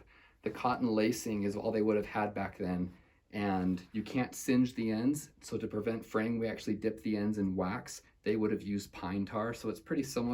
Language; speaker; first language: English; native; English